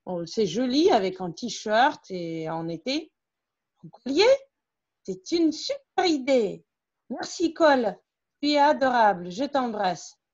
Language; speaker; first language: French; non-native, fluent; Russian